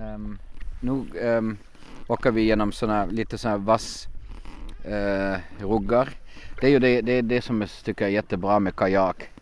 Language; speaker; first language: Swedish; non-native, fluent; German